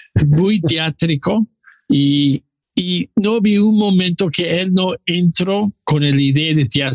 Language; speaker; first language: Spanish; non-native, learner; English